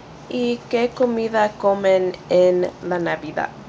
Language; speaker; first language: Spanish; non-native, learner; English